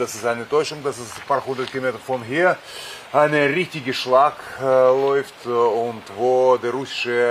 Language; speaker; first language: German; non-native, fluent; Russian